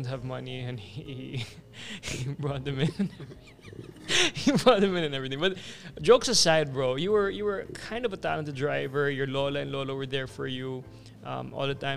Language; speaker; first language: English; non-native, local second language; Cebuano